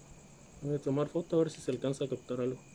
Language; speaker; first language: Spanish; native; Spanish